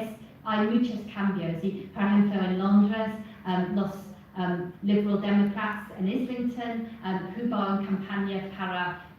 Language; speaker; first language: Spanish; non-native, fluent; English